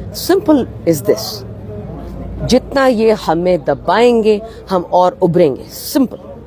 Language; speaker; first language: Urdu; non-native, local second language; Pashto